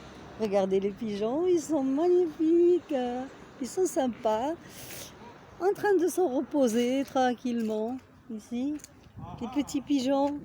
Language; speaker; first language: French; non-native, local second language; Arabic